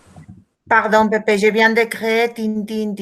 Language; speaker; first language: French; non-native, fluent; Spanish